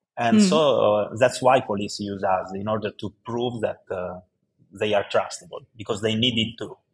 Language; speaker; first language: English; non-native, fluent; Italian